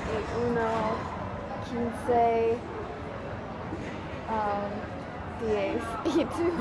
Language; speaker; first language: Spanish; non-native, learner; English